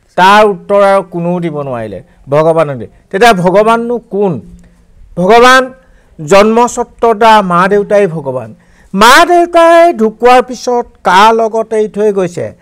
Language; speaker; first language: Assamese; non-native, local second language; Mising